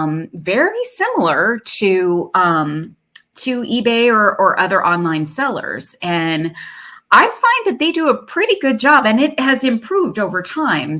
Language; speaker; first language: English; native; English